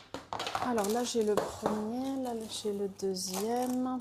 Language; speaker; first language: French; native; French